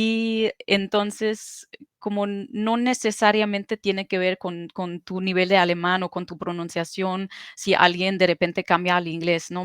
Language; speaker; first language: Spanish; non-native, fluent; German